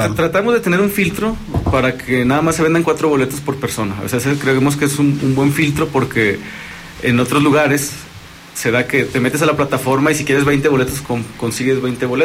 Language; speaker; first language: Spanish; native; Spanish